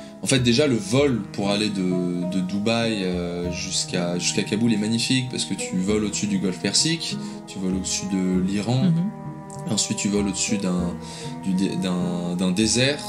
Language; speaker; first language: French; native; French